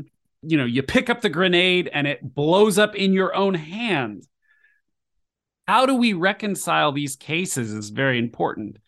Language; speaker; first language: English; native; English